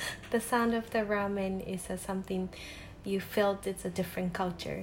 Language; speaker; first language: English; non-native, fluent; Japanese